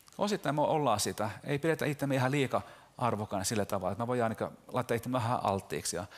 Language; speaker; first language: Finnish; early bilingual, heritage; Finnish